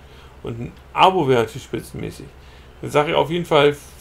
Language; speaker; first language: German; native; German